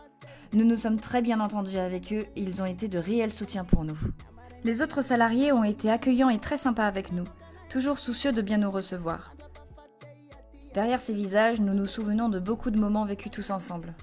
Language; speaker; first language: French; native; French